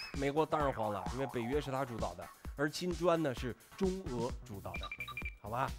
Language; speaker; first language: Chinese; native; Chinese